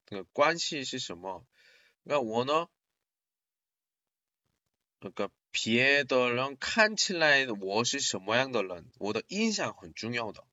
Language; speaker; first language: Chinese; non-native, learner; Korean